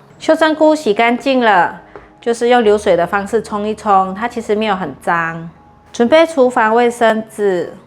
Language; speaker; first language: Chinese; native; Chinese